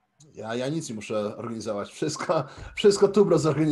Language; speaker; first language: Polish; early bilingual, heritage; Polish